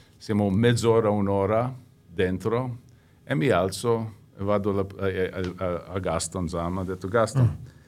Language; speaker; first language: Italian; early bilingual, heritage; English